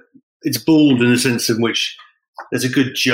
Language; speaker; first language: English; native; English